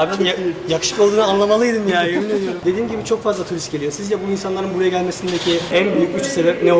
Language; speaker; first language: Turkish; native; Turkish